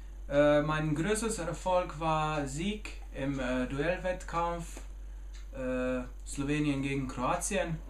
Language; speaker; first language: German; non-native, fluent; Slovenian